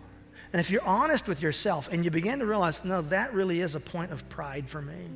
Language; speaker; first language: English; native; English